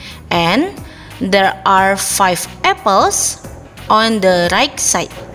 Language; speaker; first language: English; non-native, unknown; Indonesian